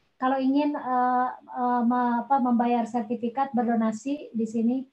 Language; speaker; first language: Indonesian; non-native, local second language; Sundanese